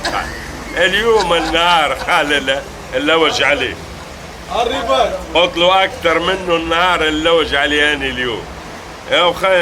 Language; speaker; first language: Arabic; native; Arabic